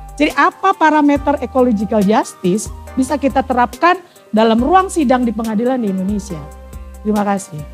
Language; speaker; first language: Indonesian; native; Indonesian